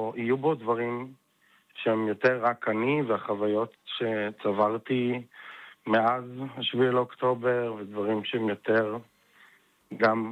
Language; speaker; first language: Hebrew; native; Hebrew